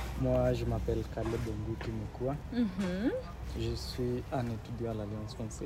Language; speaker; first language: French; non-native, learner; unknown